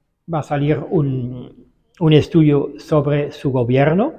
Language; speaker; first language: Spanish; non-native, fluent; Dutch